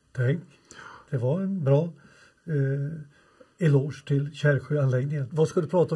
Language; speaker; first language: Swedish; native; Swedish